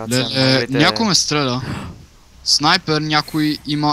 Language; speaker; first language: Bulgarian; native; Bulgarian